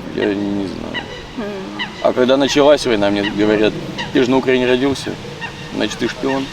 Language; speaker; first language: Russian; native; Russian